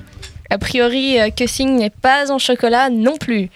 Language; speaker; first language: French; native; French